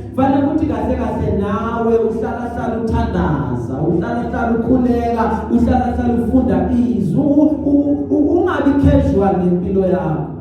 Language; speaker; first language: Zulu; native; Zulu